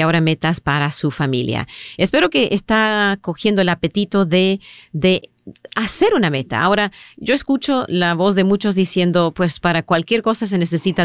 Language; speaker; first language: Spanish; early bilingual, heritage; Spanish